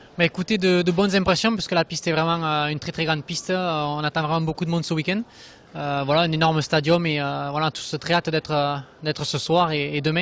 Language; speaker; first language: French; native; French